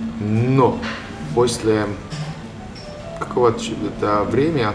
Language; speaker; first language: Russian; non-native, learner; Estonian